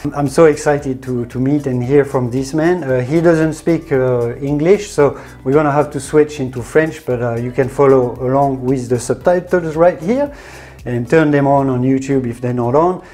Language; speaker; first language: English; non-native, fluent; French